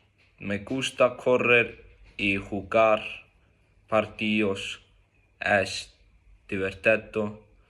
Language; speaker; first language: Spanish; non-native, learner; Icelandic